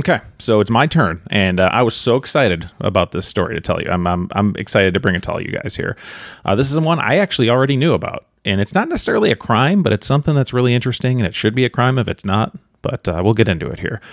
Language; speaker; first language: English; native; English